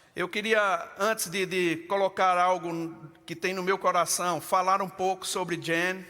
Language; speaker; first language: Portuguese; native; Portuguese